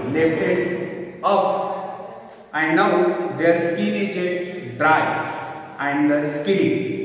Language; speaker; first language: English; non-native, local second language; Marathi